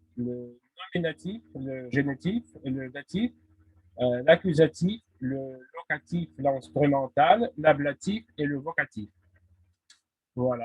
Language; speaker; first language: French; non-native, fluent; Russian